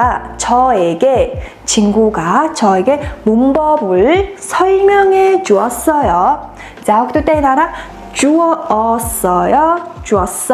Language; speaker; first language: Korean; non-native, fluent; Mongolian